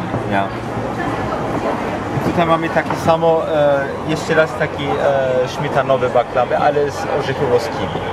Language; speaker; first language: Polish; non-native, learner; Turkish